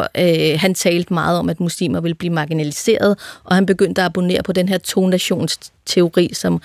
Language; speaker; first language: Danish; native; Danish